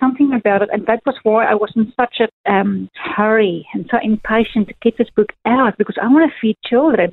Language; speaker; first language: English; non-native, local second language; Afrikaans